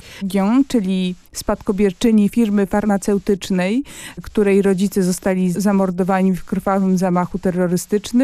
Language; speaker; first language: Polish; native; Polish